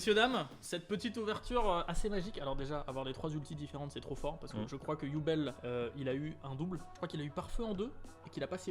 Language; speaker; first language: French; native; French